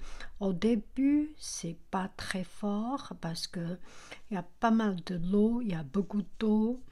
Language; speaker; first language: French; non-native, learner; Chinese